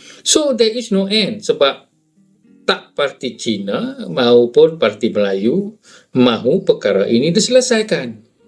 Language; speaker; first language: Malay; native; Malay